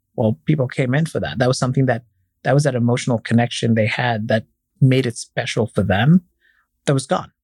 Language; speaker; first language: English; non-native, fluent; Arabic